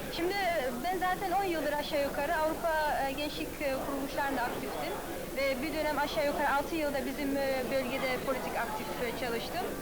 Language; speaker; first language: Turkish; early bilingual, heritage; Turkish